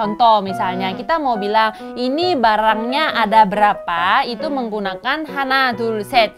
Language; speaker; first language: Indonesian; non-native, fluent; Korean